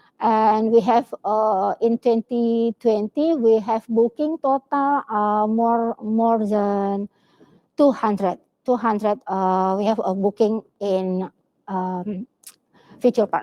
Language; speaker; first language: English; non-native, learner; Indonesian